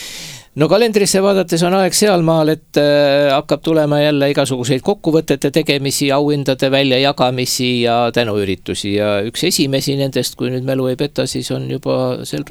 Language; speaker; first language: Estonian; native; Estonian